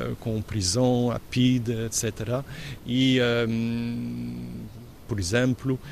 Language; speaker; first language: Portuguese; non-native, learner; French